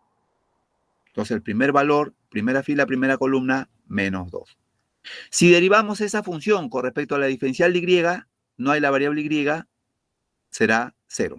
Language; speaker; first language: Spanish; native; Spanish